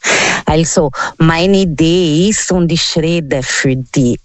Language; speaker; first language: German; non-native, learner; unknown